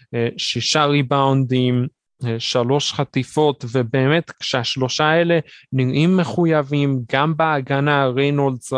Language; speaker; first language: Hebrew; native; Hebrew